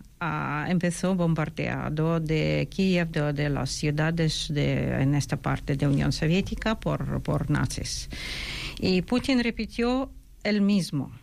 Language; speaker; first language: Spanish; non-native, fluent; Ukrainian